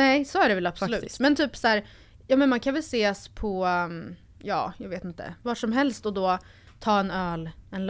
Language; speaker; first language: Swedish; native; Swedish